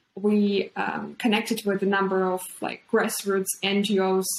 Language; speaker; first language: English; non-native, fluent; Ukrainian